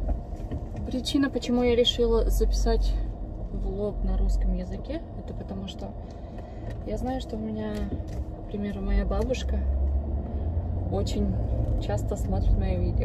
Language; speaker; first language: Russian; early bilingual, heritage; Russian